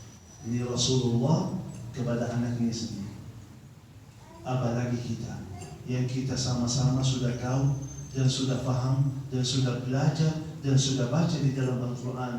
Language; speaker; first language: Indonesian; non-native, fluent; Arabic